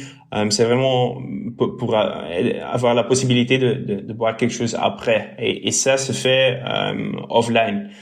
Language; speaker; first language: French; non-native, local second language; Dutch